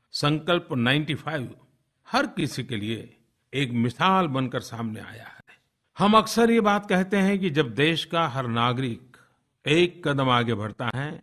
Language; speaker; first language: Hindi; non-native, local second language; Gujarati